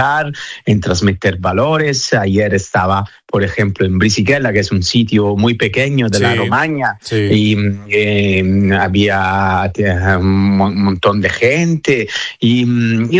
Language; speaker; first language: Spanish; non-native, fluent; Italian